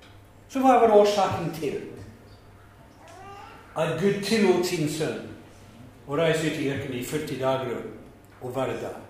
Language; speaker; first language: Swedish; non-native, fluent; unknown